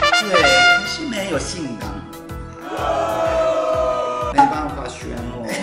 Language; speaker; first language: Chinese; non-native, fluent; Japanese